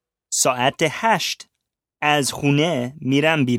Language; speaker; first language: Persian; non-native, learner; English